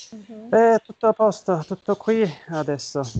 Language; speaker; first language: Italian; non-native, learner; Turkish